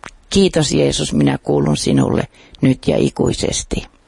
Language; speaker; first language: Finnish; non-native, fluent; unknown